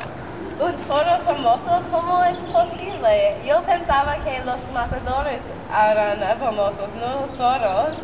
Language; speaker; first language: Spanish; non-native, learner; English